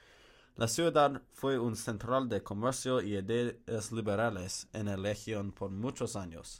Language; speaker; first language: Spanish; non-native, learner; English